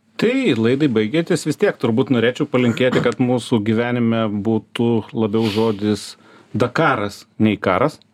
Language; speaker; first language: Lithuanian; native; Lithuanian